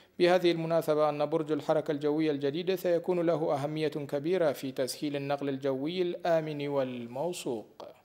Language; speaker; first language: Arabic; non-native, fluent; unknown